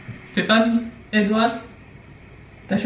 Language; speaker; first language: French; non-native, learner; Chinese